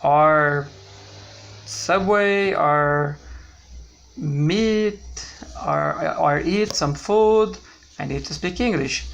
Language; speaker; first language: English; non-native, learner; Portuguese